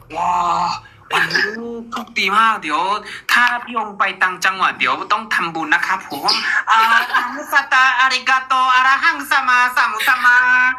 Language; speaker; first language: Thai; non-native, fluent; Korean